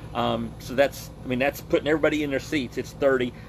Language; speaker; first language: English; native; English